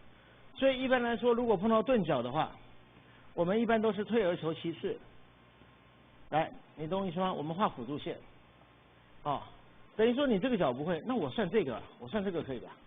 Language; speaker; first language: Chinese; native; Chinese